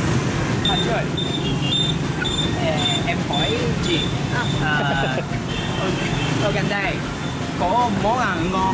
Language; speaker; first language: Vietnamese; non-native, learner; Japanese